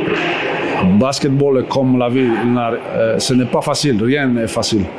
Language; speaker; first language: French; non-native, fluent; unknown